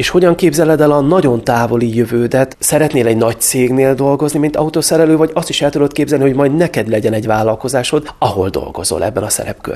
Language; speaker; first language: Hungarian; native; Hungarian